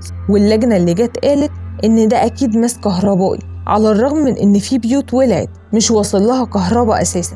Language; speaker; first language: Arabic; native; Arabic